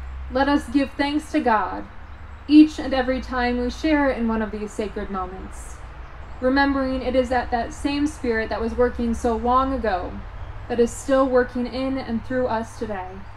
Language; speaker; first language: English; native; English